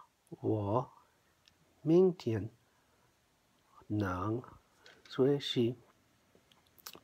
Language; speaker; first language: Chinese; non-native, learner; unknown